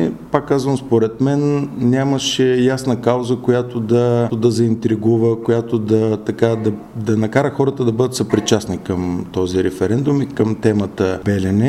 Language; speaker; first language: Bulgarian; native; Bulgarian